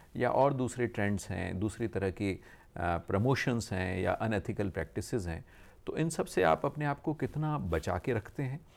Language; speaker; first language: Hindi; native; Hindi